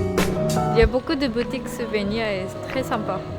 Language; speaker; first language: French; non-native, learner; Japanese